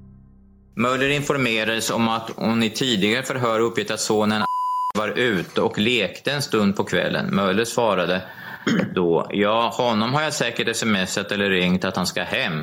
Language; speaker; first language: Swedish; native; Swedish